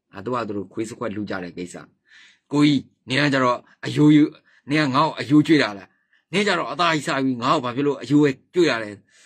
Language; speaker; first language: Burmese; native; Burmese